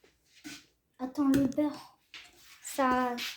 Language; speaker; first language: French; early bilingual, other home language; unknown